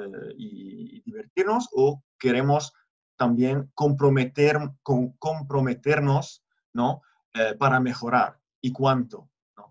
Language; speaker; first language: Spanish; non-native, fluent; Italian